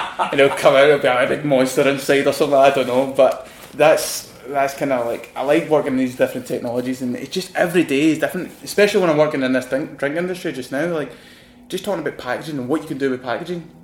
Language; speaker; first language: English; native; English